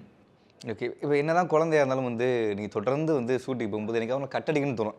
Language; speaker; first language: Tamil; native; Tamil